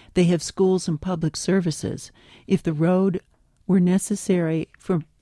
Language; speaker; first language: English; native; English